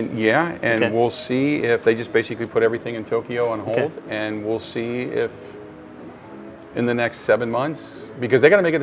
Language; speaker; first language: English; native; English